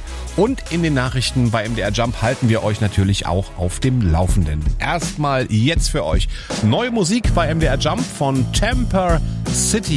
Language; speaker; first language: German; native; German